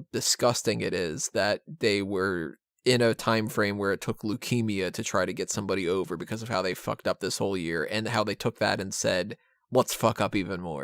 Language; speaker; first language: English; native; English